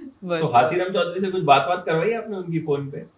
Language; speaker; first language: Hindi; native; Hindi